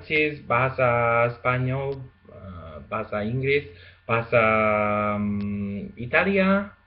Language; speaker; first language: Indonesian; non-native, learner; Spanish